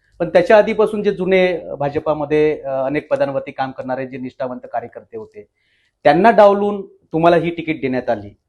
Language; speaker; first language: Marathi; native; Marathi